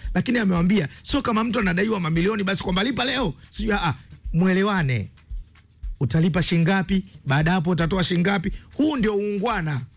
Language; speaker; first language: Swahili; native; Swahili